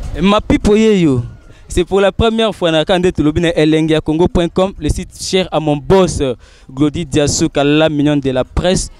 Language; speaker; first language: French; non-native, local second language; Lingala